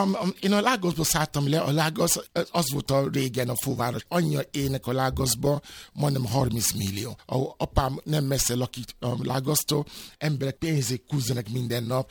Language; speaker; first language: Hungarian; non-native, fluent; Yoruba